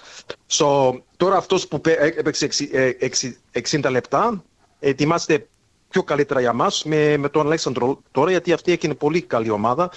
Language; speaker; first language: Greek; early bilingual, heritage; Greek